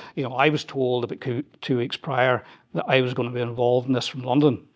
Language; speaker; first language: English; native; English